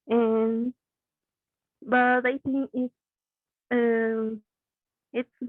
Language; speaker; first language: English; non-native, learner; Spanish